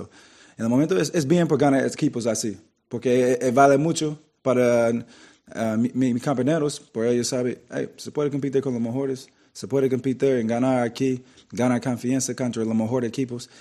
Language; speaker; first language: Spanish; non-native, learner; English